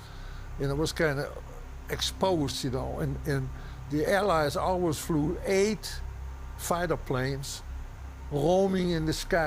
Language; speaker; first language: English; non-native, fluent; German